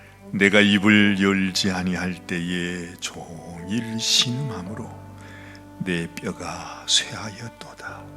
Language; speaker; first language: Korean; native; Korean